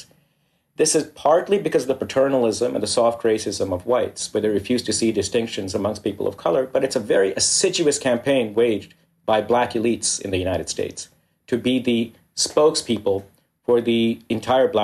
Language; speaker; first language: English; non-native, local second language; Hindi